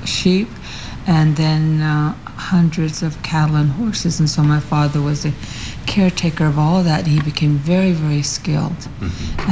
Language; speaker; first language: English; early bilingual, other home language; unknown